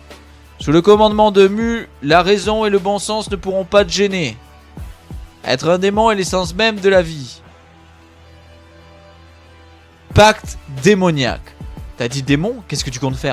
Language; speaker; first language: French; native; French